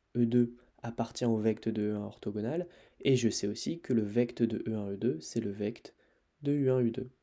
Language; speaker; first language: French; native; French